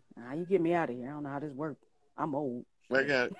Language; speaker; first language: English; native; English